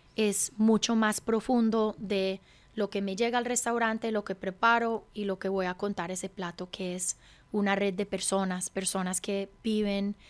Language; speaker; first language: Spanish; early bilingual, heritage; Spanish